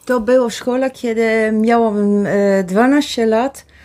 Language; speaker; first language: Polish; non-native, learner; Dutch